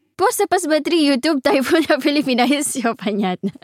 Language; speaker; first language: Russian; non-native, learner; Filipino